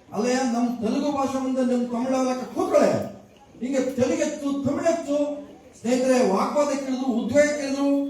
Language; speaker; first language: Kannada; native; Kannada